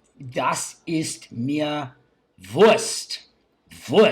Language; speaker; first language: German; non-native, learner; English